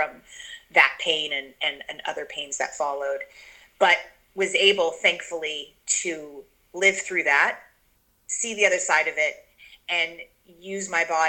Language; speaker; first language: English; native; English